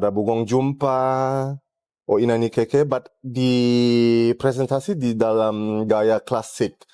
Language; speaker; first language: Indonesian; early bilingual, heritage; German